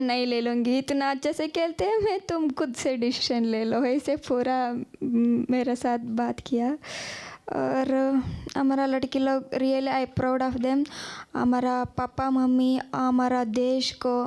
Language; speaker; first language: Hindi; non-native, local second language; Kannada